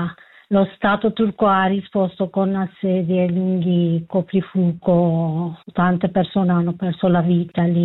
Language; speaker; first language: Italian; non-native, learner; Kurdish